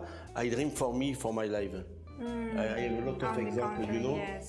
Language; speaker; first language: English; non-native, learner; French